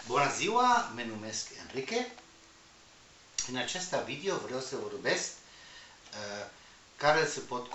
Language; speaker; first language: Romanian; non-native, learner; Spanish